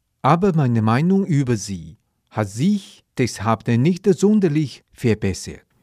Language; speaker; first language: German; non-native, fluent; Chinese